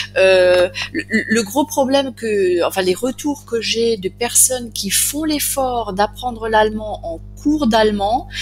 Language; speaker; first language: French; native; French